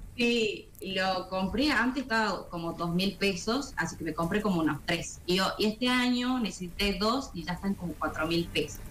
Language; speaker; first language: Spanish; native; Spanish